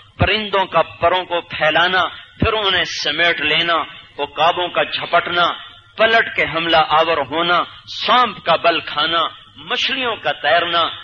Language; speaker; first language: Urdu; native; Urdu